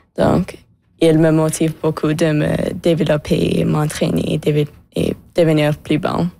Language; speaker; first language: French; non-native, local second language; English